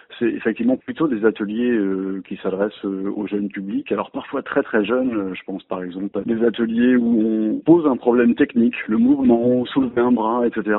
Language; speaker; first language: French; native; French